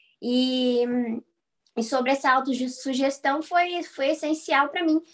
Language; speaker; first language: Portuguese; native; Portuguese